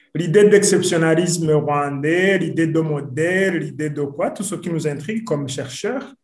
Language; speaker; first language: French; non-native, local second language; Rundi